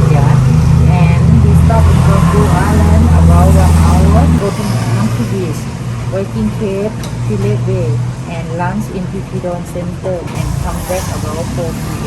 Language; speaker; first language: English; non-native, learner; Thai